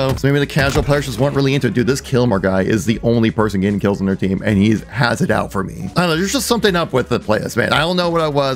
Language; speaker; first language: English; native; English